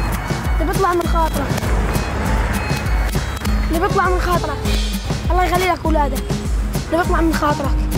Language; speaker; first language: Arabic; native; Arabic